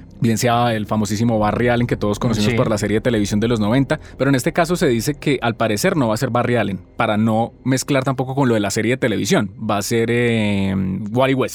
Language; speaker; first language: Spanish; native; Spanish